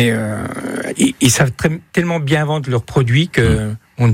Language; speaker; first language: French; native; French